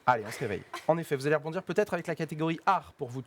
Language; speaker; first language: French; native; French